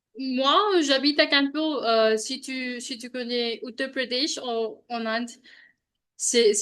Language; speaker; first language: French; non-native, learner; Hindi